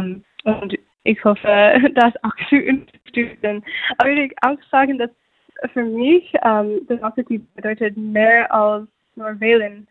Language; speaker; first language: German; non-native, fluent; English